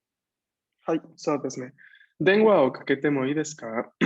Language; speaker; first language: Japanese; non-native, fluent; Spanish